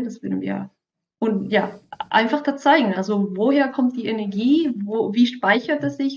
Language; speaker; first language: German; non-native, fluent; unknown